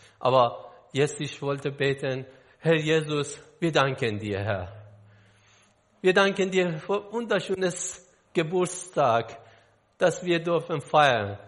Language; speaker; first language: German; non-native, learner; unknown